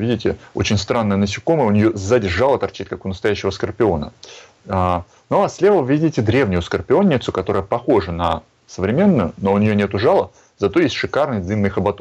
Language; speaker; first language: Russian; native; Russian